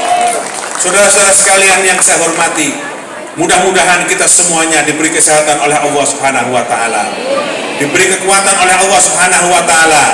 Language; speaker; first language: Indonesian; native; Indonesian